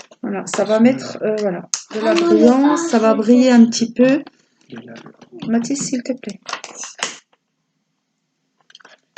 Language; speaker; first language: French; native; French